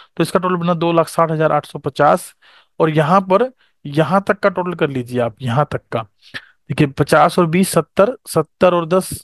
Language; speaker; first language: Hindi; native; Hindi